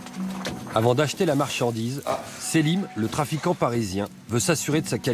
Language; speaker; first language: French; native; French